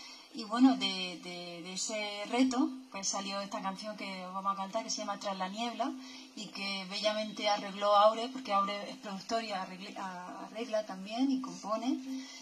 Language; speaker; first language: Spanish; native; Spanish